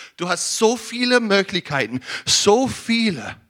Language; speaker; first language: German; non-native, learner; English